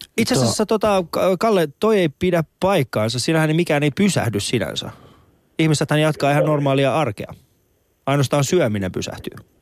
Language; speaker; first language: Finnish; non-native, fluent; Persian